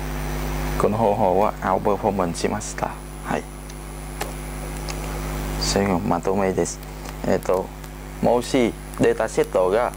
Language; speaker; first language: Japanese; non-native, learner; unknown